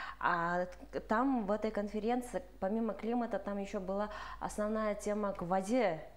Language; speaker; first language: Russian; non-native, local second language; Kyrgyz